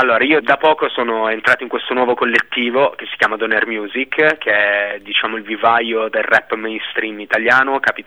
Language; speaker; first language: Italian; native; Italian